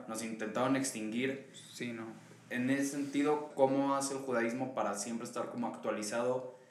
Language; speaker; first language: Spanish; native; Spanish